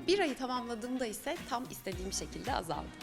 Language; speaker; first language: Turkish; native; Turkish